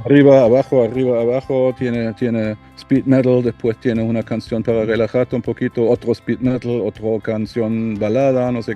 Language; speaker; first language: Spanish; non-native, learner; German